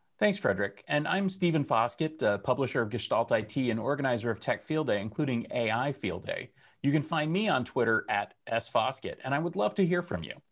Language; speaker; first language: English; native; English